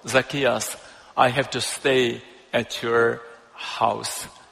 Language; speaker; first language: English; non-native, fluent; Korean